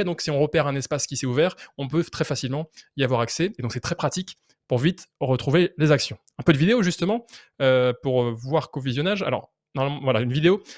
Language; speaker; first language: French; native; French